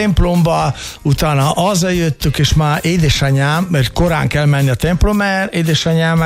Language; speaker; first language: Hungarian; non-native, fluent; Italian